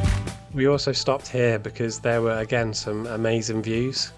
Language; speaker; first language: English; native; English